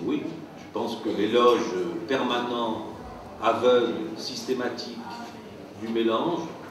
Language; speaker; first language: French; native; French